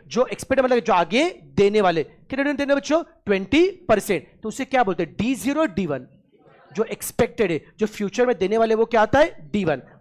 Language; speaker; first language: Hindi; non-native, local second language; Marathi